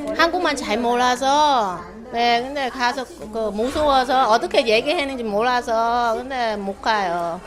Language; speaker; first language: Korean; non-native, learner; Vietnamese